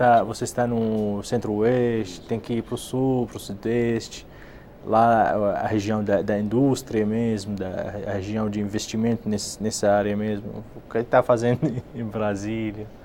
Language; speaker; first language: Portuguese; non-native, fluent; Arabic